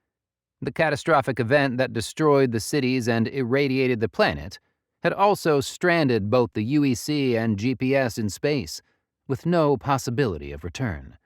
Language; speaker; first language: English; native; English